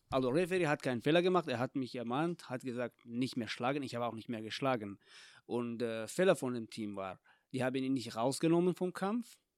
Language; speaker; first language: German; non-native, fluent; Tajik